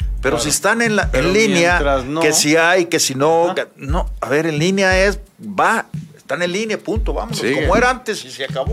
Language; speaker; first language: Spanish; native; Spanish